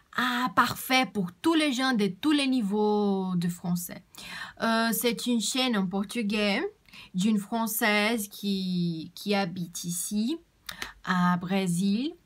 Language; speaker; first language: French; non-native, learner; Portuguese